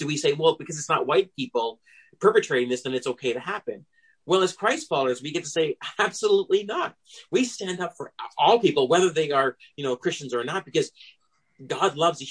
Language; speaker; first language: English; native; English